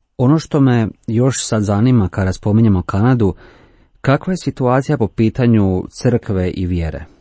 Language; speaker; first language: Croatian; native; Croatian